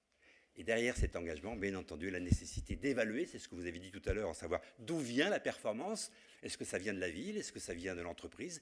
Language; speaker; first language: French; native; French